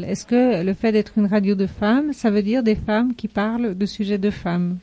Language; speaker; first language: French; native; French